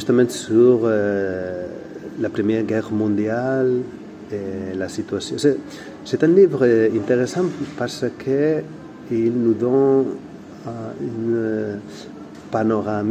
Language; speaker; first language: French; non-native, fluent; Catalan